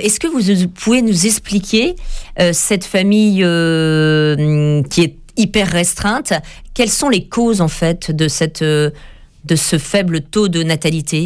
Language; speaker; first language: French; native; French